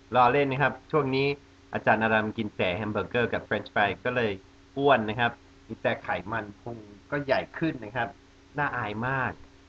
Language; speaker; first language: Thai; non-native, fluent; English